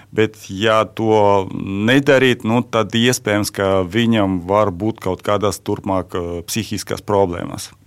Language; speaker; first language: Latvian; non-native, local second language; Russian